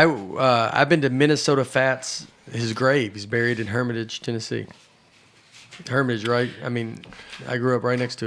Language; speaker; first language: English; native; English